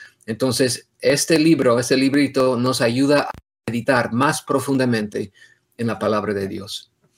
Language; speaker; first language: Spanish; non-native, fluent; English